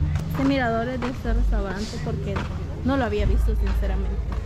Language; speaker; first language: Spanish; native; Spanish